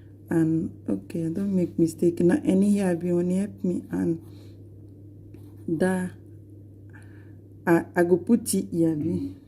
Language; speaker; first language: English; non-native, local second language; Nigerian Pidgin